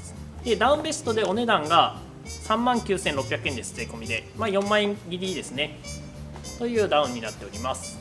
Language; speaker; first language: Japanese; native; Japanese